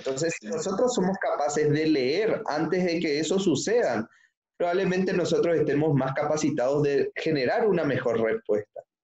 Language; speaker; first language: Spanish; native; Spanish